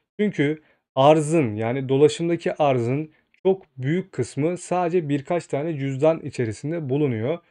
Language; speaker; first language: Turkish; native; Turkish